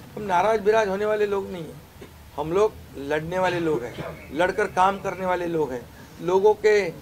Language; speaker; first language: Hindi; non-native, local second language; Marathi